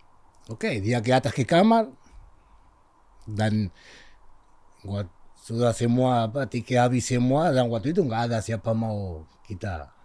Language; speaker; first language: Indonesian; non-native, learner; Spanish